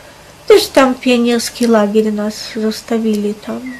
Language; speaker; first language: Polish; non-native, fluent; Russian